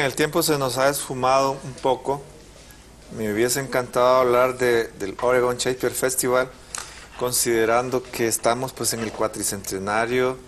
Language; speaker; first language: Spanish; native; Spanish